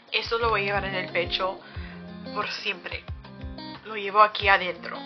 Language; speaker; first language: Spanish; early bilingual, other home language; English